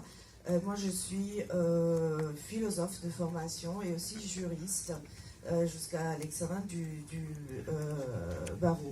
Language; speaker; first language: French; non-native, fluent; Italian